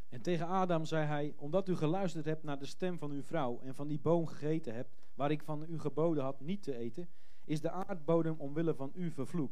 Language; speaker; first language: Dutch; native; Dutch